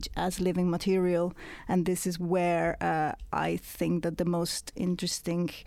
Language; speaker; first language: English; non-native, fluent; Italian